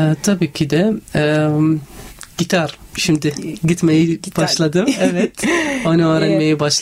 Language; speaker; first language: Turkish; non-native, fluent; Arabic